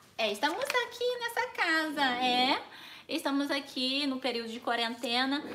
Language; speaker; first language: Portuguese; non-native, fluent; Chinese